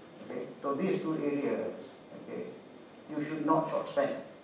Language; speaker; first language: English; non-native, local second language; Malay